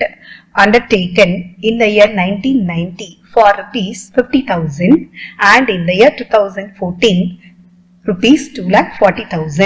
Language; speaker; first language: English; non-native, local second language; Tamil